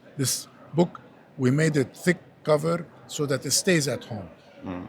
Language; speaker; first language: English; non-native, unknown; Arabic